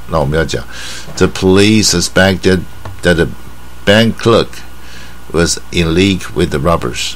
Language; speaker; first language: English; non-native, fluent; Chinese